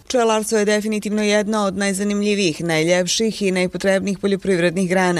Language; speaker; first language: Serbian; native; Serbian